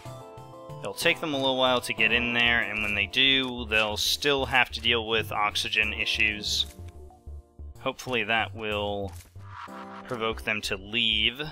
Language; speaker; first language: English; native; English